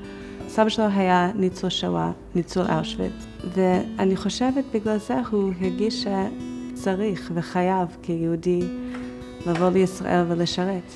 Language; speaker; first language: Hebrew; non-native, fluent; English